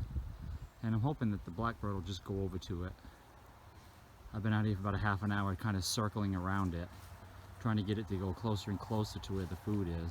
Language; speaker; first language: English; native; English